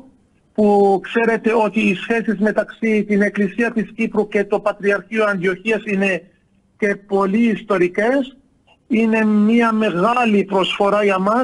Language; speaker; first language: Greek; non-native, fluent; Arabic